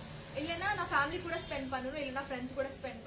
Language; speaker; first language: Tamil; non-native, learner; Telugu